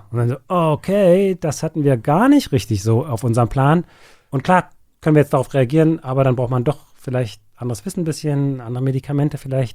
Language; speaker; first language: German; native; German